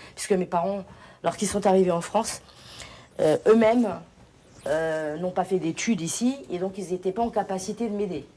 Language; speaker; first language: French; early bilingual, other home language; Portuguese